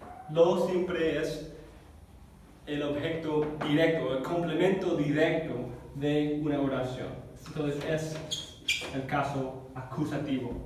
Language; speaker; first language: Spanish; non-native, fluent; English